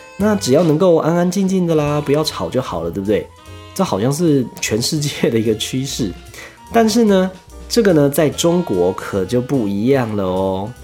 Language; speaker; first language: Chinese; native; Chinese